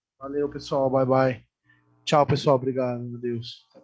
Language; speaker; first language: Portuguese; native; Portuguese